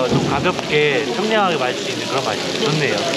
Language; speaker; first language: Korean; native; Korean